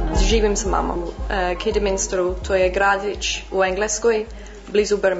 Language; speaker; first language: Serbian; early bilingual, heritage; English